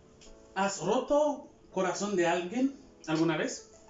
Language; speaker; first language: Spanish; non-native, learner; Haitian Creole